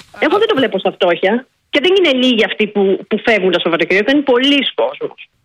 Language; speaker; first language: Greek; native; Greek